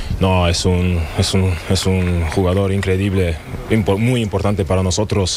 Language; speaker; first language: Spanish; non-native, learner; German